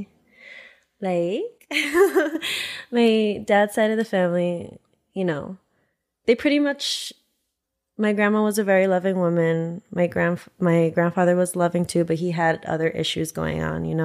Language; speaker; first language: English; native; English